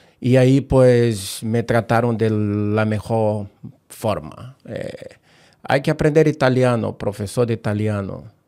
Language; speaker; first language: Spanish; non-native, fluent; Portuguese